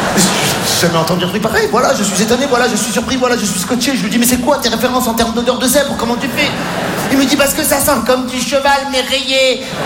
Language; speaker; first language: French; native; French